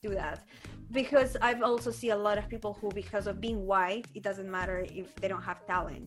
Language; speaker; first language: English; non-native, fluent; Spanish